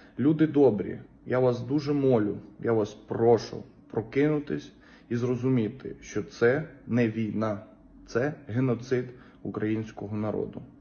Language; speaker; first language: Ukrainian; non-native, local second language; Russian